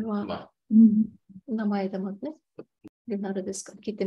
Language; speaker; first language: Japanese; non-native, fluent; Tatar